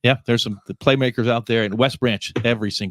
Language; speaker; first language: English; native; English